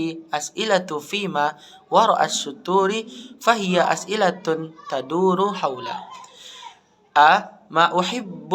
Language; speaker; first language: Arabic; non-native, learner; Indonesian